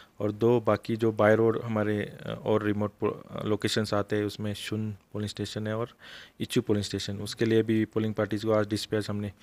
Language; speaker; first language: Hindi; non-native, local second language; Marathi